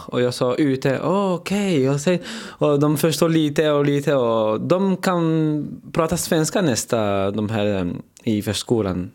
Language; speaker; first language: Swedish; early bilingual, heritage; French